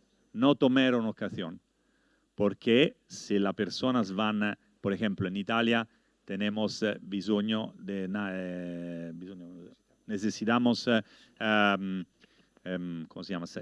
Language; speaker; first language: Spanish; non-native, learner; Italian